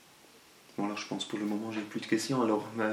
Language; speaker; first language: French; non-native, local second language; German